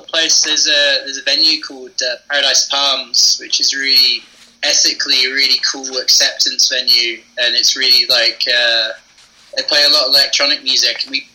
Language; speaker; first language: English; native; English